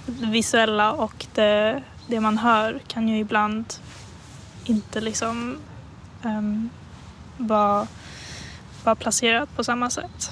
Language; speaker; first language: Swedish; native; Swedish